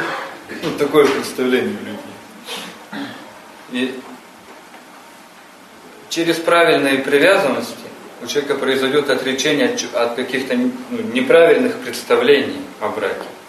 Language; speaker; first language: Russian; native; Russian